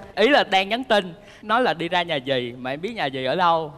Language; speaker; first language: Vietnamese; native; Vietnamese